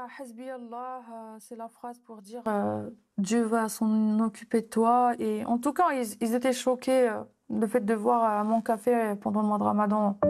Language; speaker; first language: French; non-native, local second language; Arabic